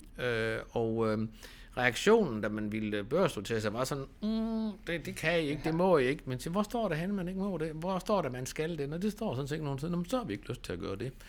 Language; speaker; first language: Danish; native; Danish